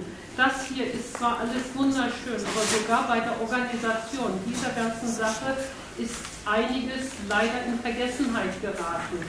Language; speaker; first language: German; early bilingual, other home language; Turkish